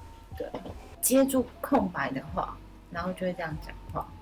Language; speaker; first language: Chinese; native; Chinese